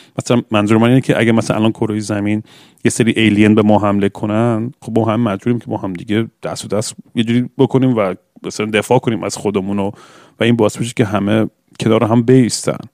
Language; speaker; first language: Persian; early bilingual, heritage; English